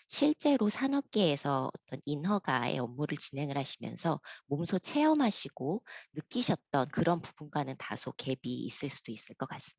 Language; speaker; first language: Korean; native; Korean